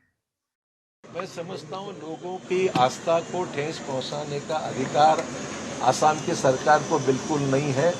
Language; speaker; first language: Hindi; non-native, local second language; Marathi